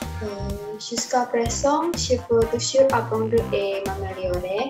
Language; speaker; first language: French; non-native, learner; Indonesian